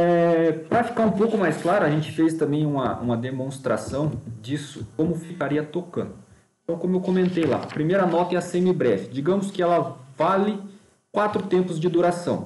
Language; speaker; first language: Portuguese; native; Portuguese